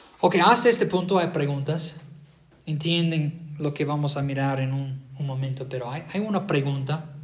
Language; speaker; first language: Spanish; non-native, fluent; English